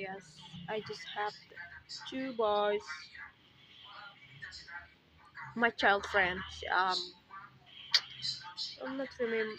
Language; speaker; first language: English; non-native, learner; Indonesian